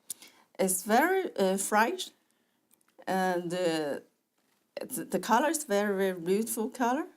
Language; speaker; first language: English; non-native, learner; Chinese